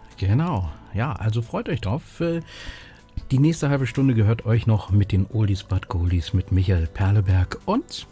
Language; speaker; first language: German; native; German